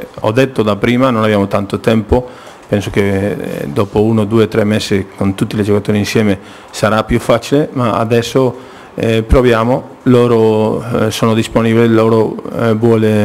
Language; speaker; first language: Italian; non-native, fluent; Spanish